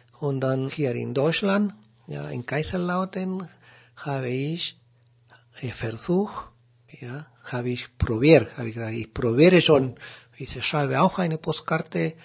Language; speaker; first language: German; non-native, learner; Spanish